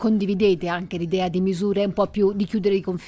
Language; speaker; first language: Italian; native; Italian